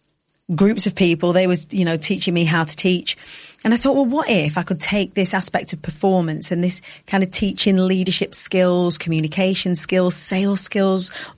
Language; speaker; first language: English; native; English